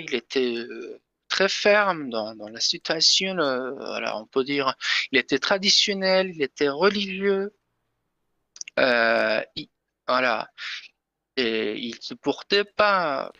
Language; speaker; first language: French; non-native, learner; Persian